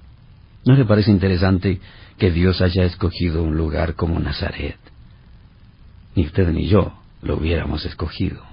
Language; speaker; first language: Spanish; native; Spanish